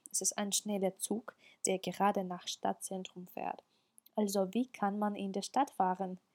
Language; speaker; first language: German; non-native, fluent; Russian